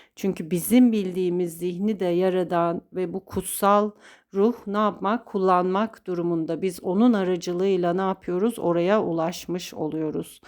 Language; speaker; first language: Turkish; native; Turkish